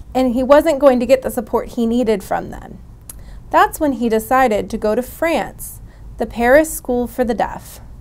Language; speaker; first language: English; native; English